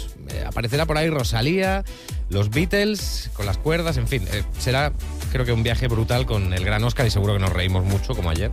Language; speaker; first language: Spanish; native; Spanish